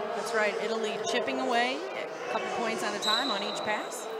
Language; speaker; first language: English; native; English